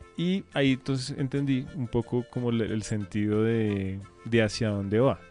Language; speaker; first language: Spanish; native; Spanish